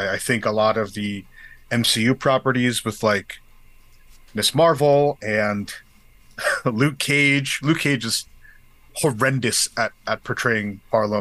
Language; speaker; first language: English; native; English